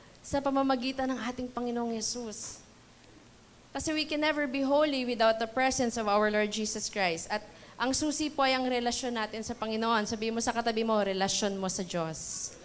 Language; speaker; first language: Filipino; native; Filipino